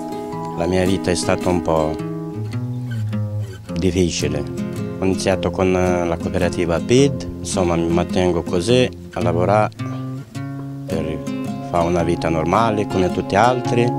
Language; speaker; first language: Italian; non-native, learner; Romanian